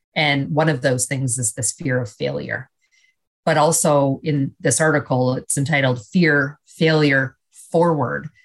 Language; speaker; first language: English; native; English